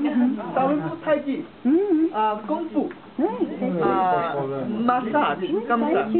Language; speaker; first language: French; non-native, learner; Chinese